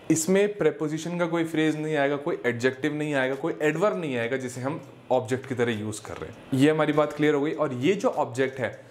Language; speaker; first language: Hindi; native; Hindi